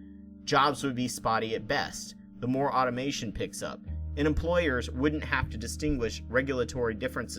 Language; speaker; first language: English; native; English